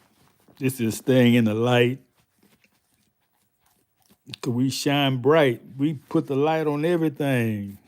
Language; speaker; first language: English; native; English